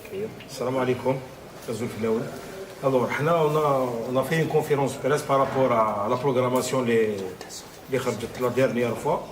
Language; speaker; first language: French; non-native, local second language; Arabic